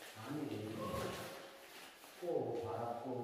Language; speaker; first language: Korean; native; Korean